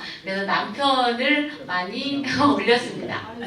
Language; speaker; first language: Korean; native; Korean